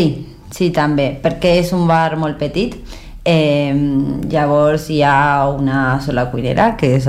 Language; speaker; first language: Catalan; non-native, learner; Spanish